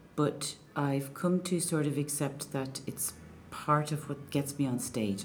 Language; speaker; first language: English; native; English